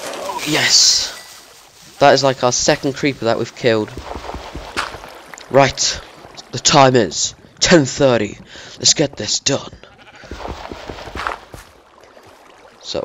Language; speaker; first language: English; native; English